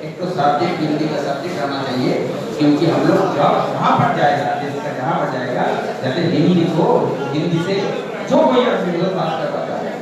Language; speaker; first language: Hindi; non-native, local second language; Bangla